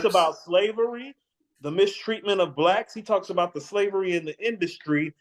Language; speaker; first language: English; native; English